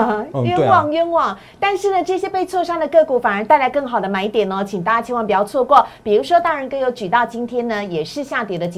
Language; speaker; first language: Chinese; native; Chinese